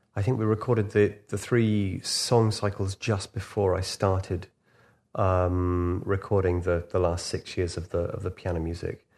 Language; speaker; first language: English; native; English